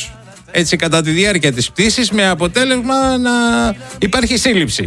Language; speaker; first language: Greek; native; Greek